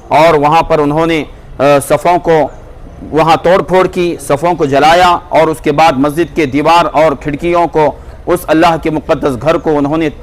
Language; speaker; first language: Urdu; native; Urdu